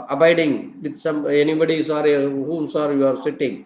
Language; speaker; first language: English; non-native, local second language; Tamil